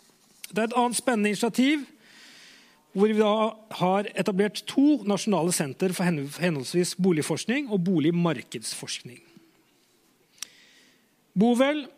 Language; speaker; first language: Norwegian; native; Norwegian